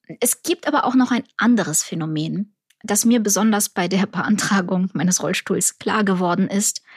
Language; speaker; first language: German; early bilingual, other home language; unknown